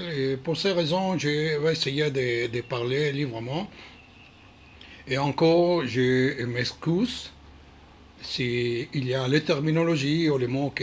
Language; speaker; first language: French; non-native, learner; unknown